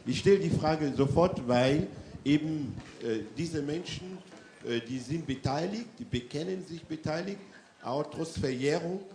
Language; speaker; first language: German; non-native, fluent; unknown